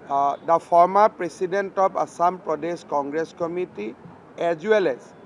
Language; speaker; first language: English; non-native, local second language; Assamese